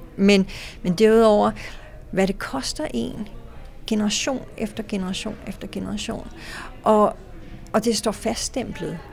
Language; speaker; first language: Danish; native; Danish